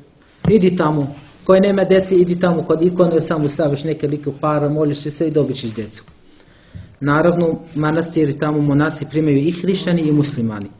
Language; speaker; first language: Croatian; non-native, learner; Arabic